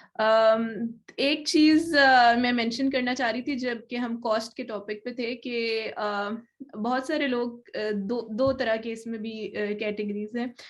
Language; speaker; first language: Urdu; native; Urdu